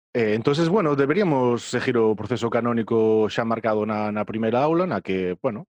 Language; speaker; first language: Spanish; non-native, local second language; Galician